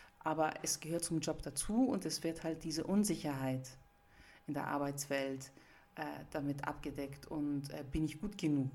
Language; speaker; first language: German; early bilingual, other home language; Greek